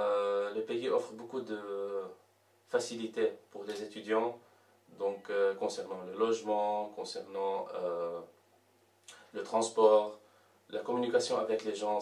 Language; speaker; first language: French; non-native, local second language; Arabic